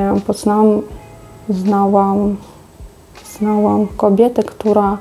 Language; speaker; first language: Polish; non-native, fluent; Russian